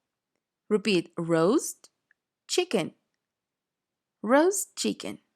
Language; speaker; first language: English; non-native, fluent; Spanish